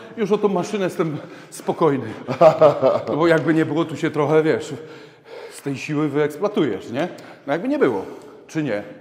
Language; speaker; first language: Polish; native; Polish